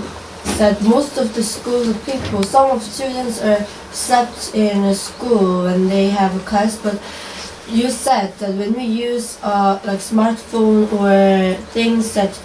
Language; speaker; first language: English; non-native, learner; Korean